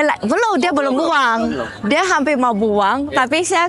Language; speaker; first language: Indonesian; early bilingual, heritage; Indonesian